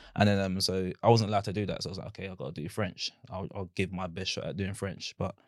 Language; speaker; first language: English; early bilingual, other home language; Akan